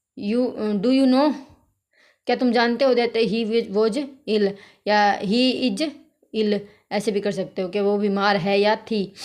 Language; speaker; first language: Hindi; native; Hindi